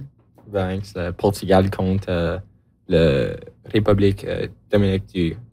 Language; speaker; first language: French; non-native, local second language; English